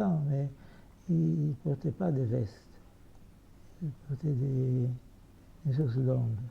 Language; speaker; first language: French; non-native, fluent; Yiddish